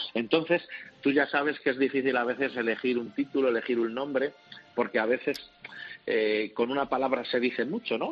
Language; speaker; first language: Spanish; native; Spanish